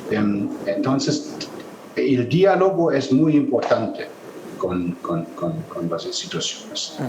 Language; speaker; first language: Spanish; non-native, fluent; German